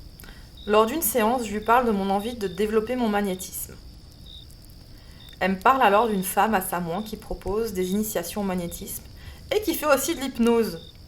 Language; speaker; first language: French; native; French